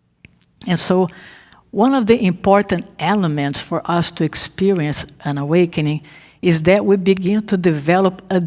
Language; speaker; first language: English; non-native, fluent; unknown